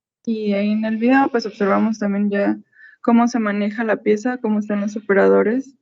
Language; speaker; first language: Spanish; native; Spanish